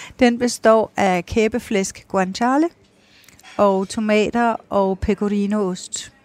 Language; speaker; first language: Danish; native; Danish